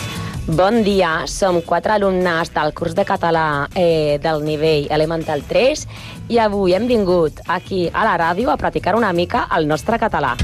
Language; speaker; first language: Catalan; non-native, learner; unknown